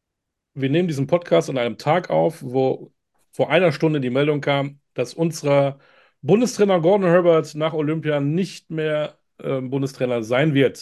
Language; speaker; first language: German; native; German